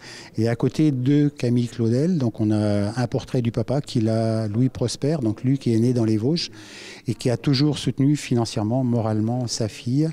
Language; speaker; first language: French; native; French